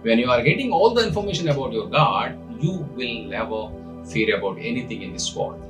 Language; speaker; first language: English; non-native, local second language; Telugu